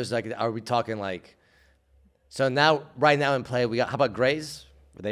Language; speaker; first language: English; native; English